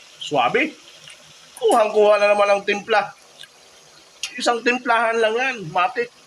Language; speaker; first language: Filipino; non-native, local second language; Bikol